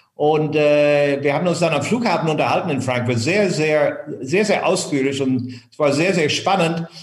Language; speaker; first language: German; non-native, fluent; English